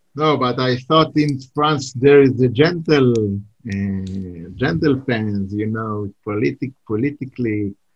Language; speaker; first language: English; non-native, learner; Hebrew